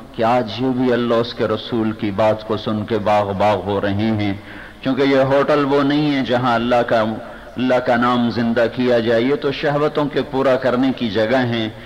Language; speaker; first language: Urdu; non-native, local second language; Punjabi